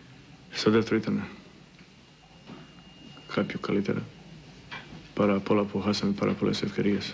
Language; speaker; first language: Greek; non-native, learner; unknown